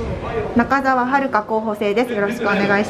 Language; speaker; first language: Japanese; native; Japanese